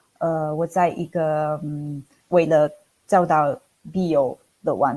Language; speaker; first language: Chinese; non-native, fluent; Italian